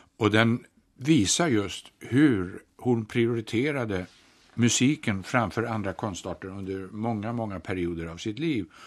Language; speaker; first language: Swedish; native; Swedish